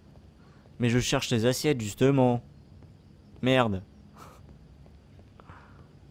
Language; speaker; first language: French; native; French